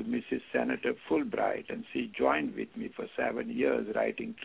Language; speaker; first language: English; non-native, local second language; Gujarati